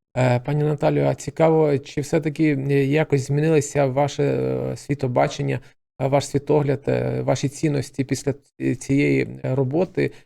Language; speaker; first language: Ukrainian; native; Ukrainian